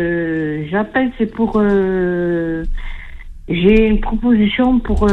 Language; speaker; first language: French; non-native, learner; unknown